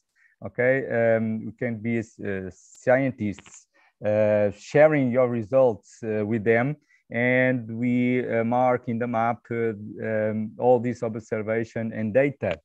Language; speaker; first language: English; non-native, fluent; Portuguese